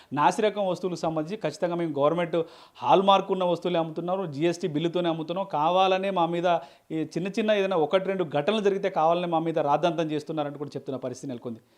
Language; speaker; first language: Telugu; native; Telugu